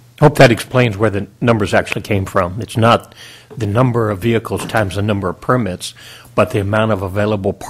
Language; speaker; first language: English; native; English